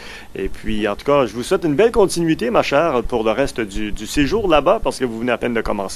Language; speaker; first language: French; native; French